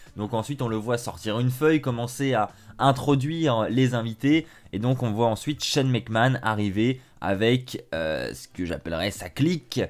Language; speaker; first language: French; native; French